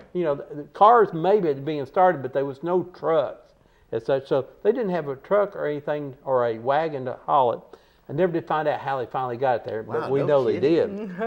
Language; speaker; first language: English; native; English